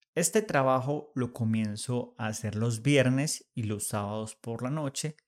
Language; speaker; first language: Spanish; native; Spanish